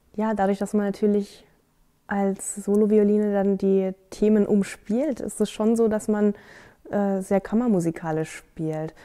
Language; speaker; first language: German; native; German